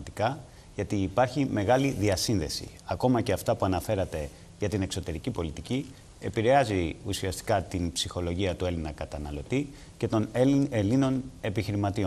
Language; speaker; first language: Greek; native; Greek